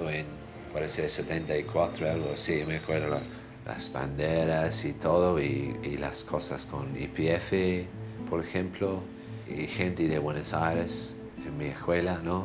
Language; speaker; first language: Spanish; non-native, fluent; English